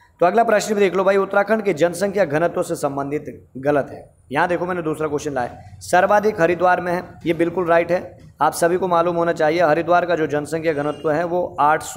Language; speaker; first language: Hindi; native; Hindi